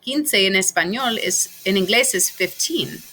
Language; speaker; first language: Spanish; non-native, fluent; English